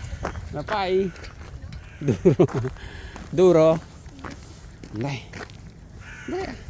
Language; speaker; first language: Italian; non-native, learner; Filipino